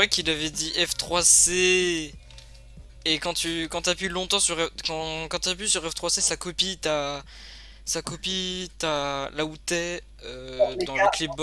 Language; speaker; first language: French; native; French